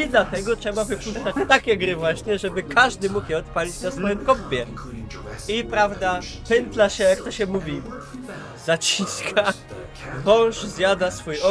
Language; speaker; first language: Polish; native; Polish